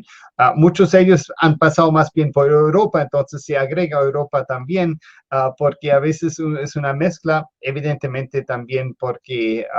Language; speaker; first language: Spanish; non-native, fluent; English